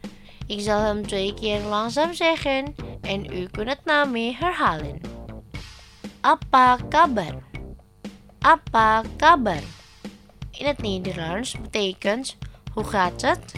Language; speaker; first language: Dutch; non-native, learner; Indonesian